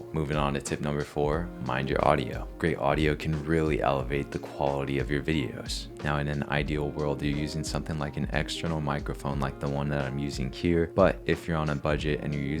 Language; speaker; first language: English; native; English